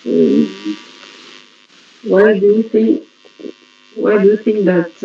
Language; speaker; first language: English; non-native, learner; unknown